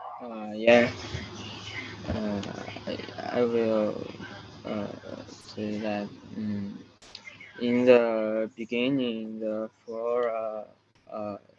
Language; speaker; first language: English; non-native, learner; Chinese